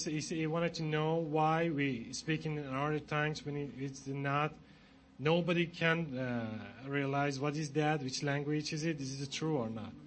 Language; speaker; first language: English; non-native, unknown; Persian